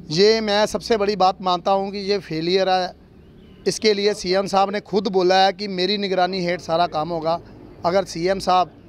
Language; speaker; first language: Hindi; non-native, local second language; Punjabi